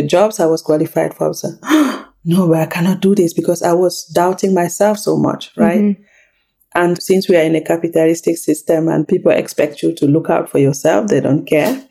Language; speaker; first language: English; non-native, local second language; French